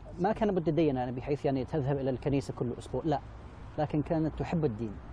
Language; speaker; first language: Arabic; non-native, fluent; English